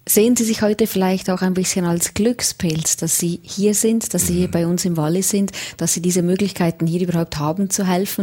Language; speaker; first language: German; native; German